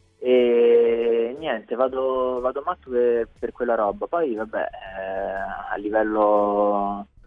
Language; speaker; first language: Italian; native; Italian